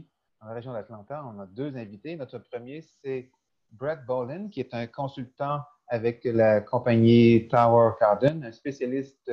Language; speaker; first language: French; native; French